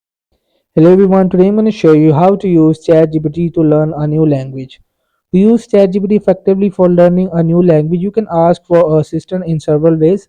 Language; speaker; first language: English; non-native, local second language; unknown